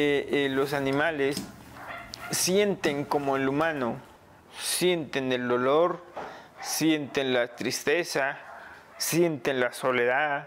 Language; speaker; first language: Spanish; non-native, local second language; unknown